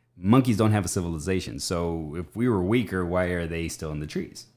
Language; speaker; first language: English; native; English